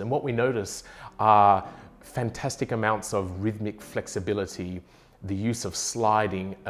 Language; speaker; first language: English; native; English